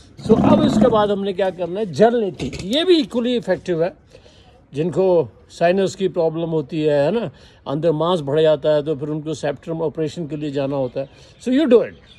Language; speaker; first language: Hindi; non-native, local second language; Punjabi